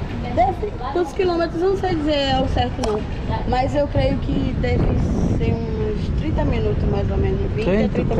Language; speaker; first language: Portuguese; native; Portuguese